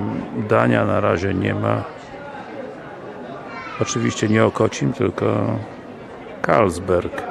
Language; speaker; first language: Polish; native; Polish